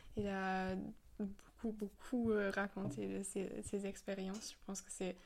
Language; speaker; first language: French; non-native, fluent; German